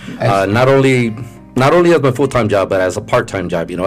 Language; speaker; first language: English; early bilingual, other home language; Spanish